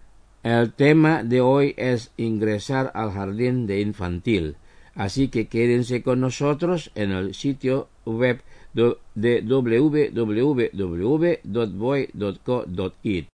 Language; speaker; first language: Spanish; non-native, fluent; Indonesian